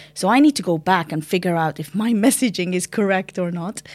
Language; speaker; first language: English; non-native, fluent; Arabic